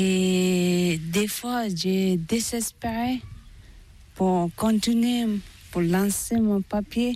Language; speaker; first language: French; non-native, learner; Tibetan